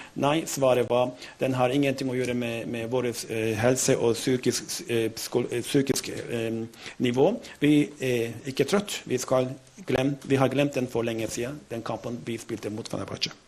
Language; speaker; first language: Norwegian; non-native, fluent; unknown